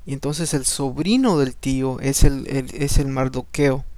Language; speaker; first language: Spanish; early bilingual, heritage; Spanish